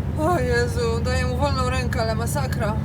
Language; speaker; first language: Polish; native; Polish